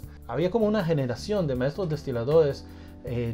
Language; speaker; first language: Spanish; early bilingual, heritage; Spanish